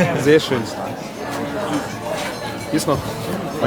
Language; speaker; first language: German; native; German